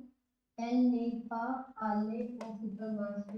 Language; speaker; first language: French; non-native, learner; Hindi